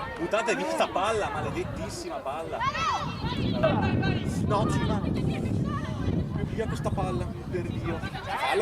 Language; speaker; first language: Italian; native; Italian